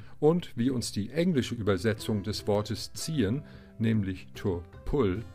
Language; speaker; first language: German; native; German